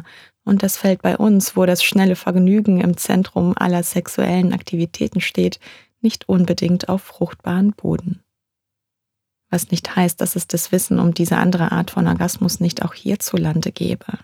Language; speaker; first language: German; native; German